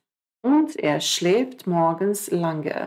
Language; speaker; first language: German; non-native, fluent; Croatian